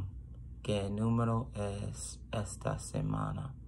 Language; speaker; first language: Spanish; non-native, learner; English